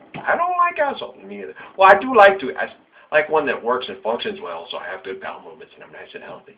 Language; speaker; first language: English; native; English